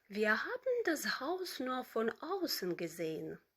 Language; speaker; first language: German; non-native, fluent; Ukrainian